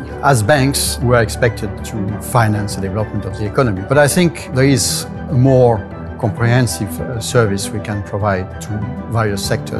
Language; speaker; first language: English; non-native, fluent; French